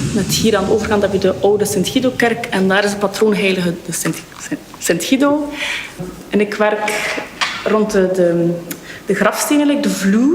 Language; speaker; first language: Dutch; native; Dutch